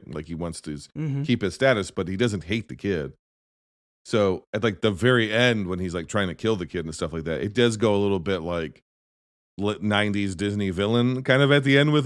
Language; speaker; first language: English; native; English